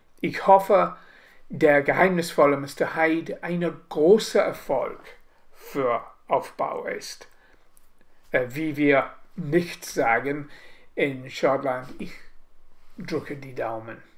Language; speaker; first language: German; non-native, learner; English